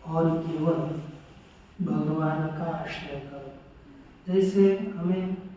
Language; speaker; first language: Hindi; non-native, local second language; Marathi